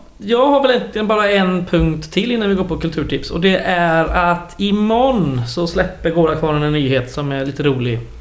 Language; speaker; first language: Swedish; native; Swedish